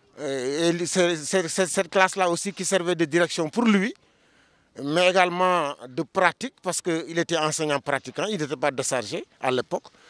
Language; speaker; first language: French; non-native, local second language; Wolof